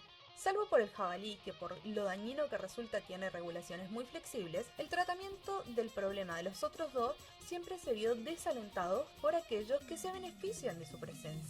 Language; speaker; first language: Spanish; native; Spanish